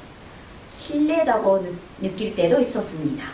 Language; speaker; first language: Korean; non-native, fluent; Japanese